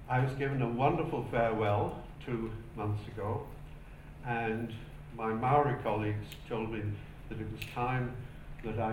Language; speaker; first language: English; native; English